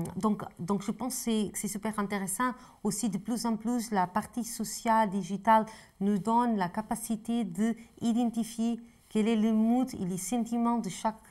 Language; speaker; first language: French; non-native, fluent; Portuguese